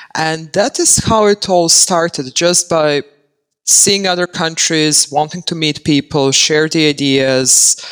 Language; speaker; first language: English; non-native, fluent; Serbian